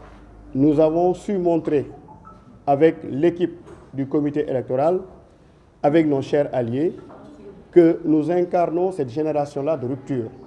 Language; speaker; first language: French; non-native, local second language; Wolof